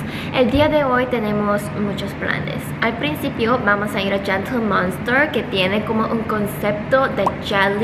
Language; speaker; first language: Spanish; non-native, fluent; Korean